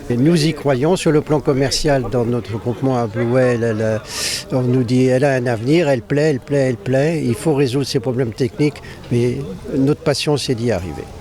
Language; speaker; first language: French; native; French